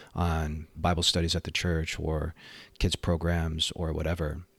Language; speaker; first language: English; native; English